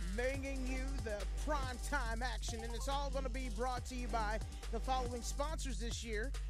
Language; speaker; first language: English; native; English